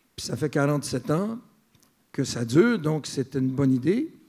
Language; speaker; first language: French; native; French